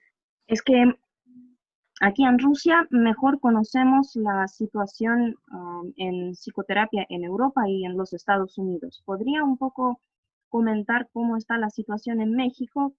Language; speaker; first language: Spanish; non-native, fluent; Russian